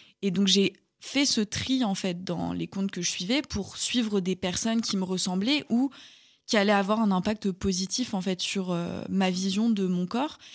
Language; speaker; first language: French; native; French